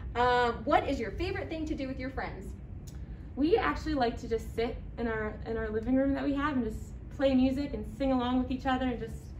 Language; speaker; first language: English; native; English